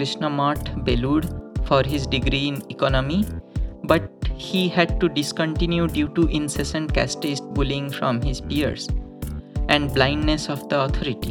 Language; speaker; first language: English; non-native, local second language; Bangla